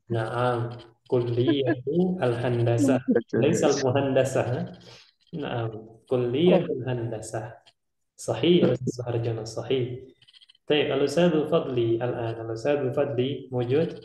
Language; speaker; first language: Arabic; non-native, fluent; Indonesian